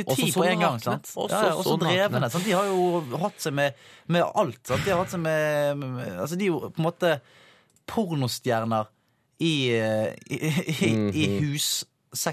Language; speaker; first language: Norwegian; native; Norwegian